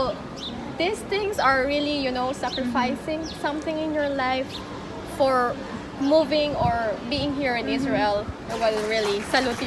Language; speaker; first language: English; non-native, fluent; Filipino